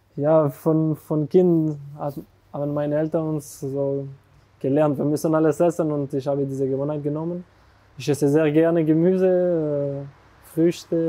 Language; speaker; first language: German; non-native, local second language; French